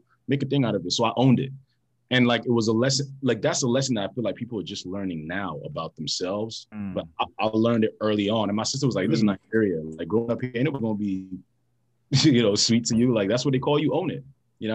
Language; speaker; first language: English; non-native, local second language; Yoruba